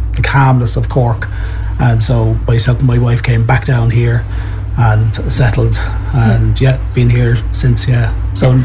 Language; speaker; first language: English; native; English